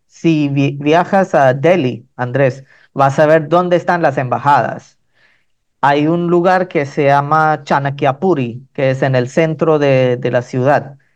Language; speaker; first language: Spanish; non-native, fluent; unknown